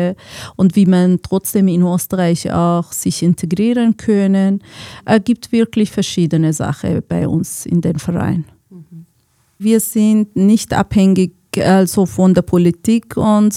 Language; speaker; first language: German; non-native, fluent; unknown